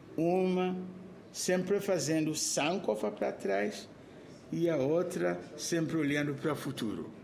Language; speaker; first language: Portuguese; non-native, fluent; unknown